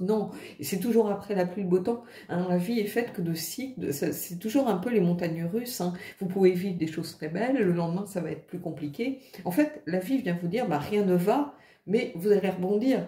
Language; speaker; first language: French; native; French